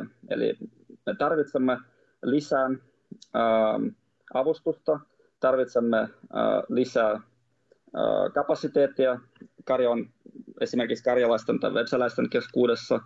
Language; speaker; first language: Finnish; non-native, fluent; Russian